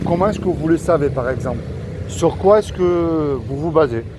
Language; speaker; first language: French; native; French